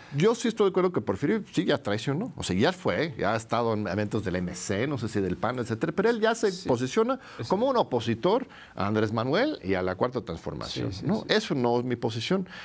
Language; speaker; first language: Spanish; non-native, fluent; English